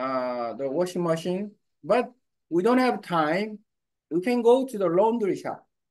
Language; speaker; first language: English; non-native, learner; Korean